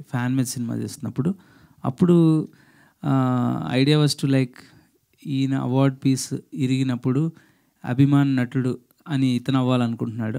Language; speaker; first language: Telugu; native; Telugu